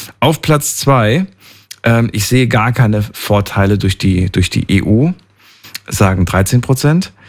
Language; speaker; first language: German; native; German